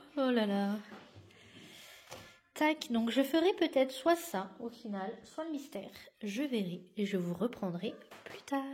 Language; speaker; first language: French; native; French